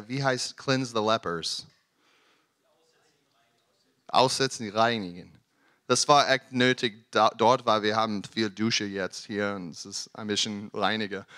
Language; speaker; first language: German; non-native, learner; English